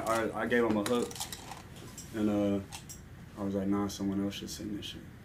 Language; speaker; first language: English; native; English